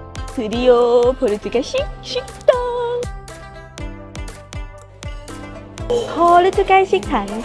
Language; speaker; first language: Korean; non-native, learner; Cantonese